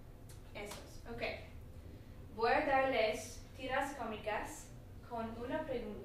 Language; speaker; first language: Spanish; non-native, learner; English